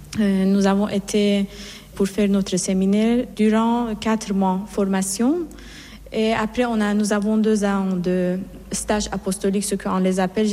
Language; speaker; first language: French; non-native, fluent; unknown